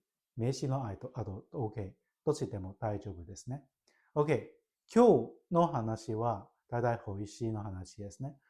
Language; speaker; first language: Japanese; non-native, fluent; Cantonese